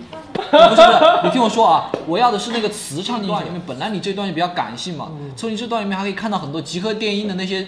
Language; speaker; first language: Chinese; native; Chinese